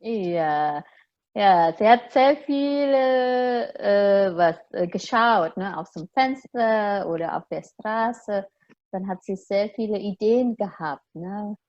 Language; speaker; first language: German; non-native, fluent; Indonesian